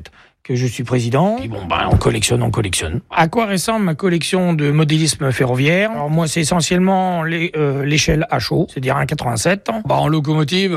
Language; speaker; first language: French; native; French